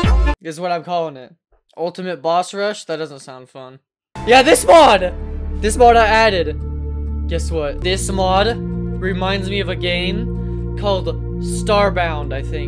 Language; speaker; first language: English; native; English